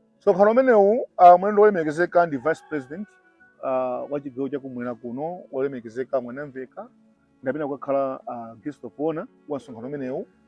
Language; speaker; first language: Nyanja; native; Nyanja